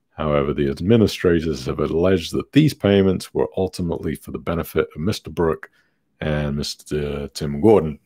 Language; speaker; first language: English; native; English